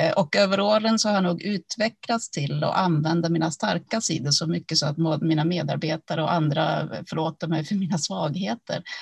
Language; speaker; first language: Swedish; early bilingual, other home language; Finnish